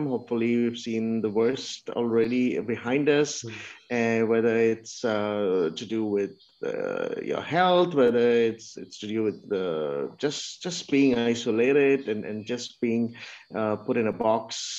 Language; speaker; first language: English; non-native, local second language; Urdu